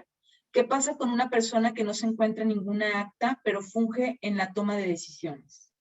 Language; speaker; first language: Spanish; native; Spanish